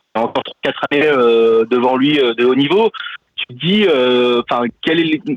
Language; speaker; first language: French; native; French